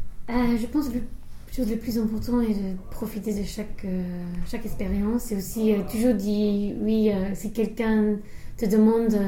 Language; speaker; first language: French; non-native, fluent; English